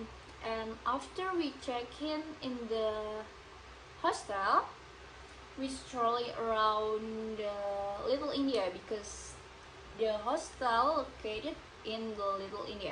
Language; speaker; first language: English; non-native, learner; Indonesian